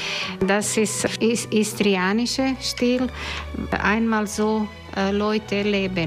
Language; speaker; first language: German; non-native, learner; Croatian